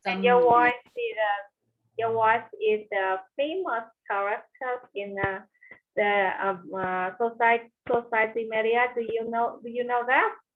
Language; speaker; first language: English; non-native, learner; Vietnamese